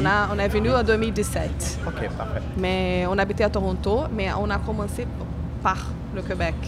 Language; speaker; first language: French; non-native, fluent; Portuguese